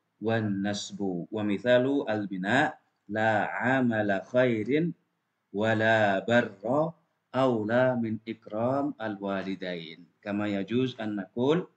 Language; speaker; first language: Arabic; non-native, fluent; Indonesian